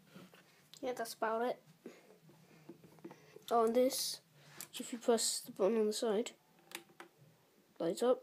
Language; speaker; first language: English; native; English